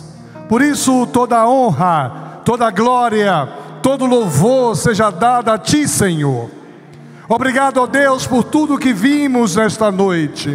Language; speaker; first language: Portuguese; native; Portuguese